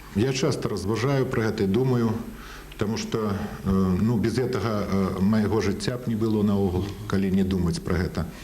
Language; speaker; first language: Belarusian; native; Belarusian